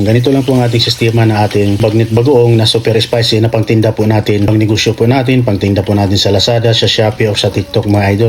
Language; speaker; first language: Filipino; native; Filipino